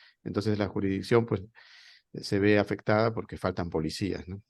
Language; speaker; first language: Spanish; native; Spanish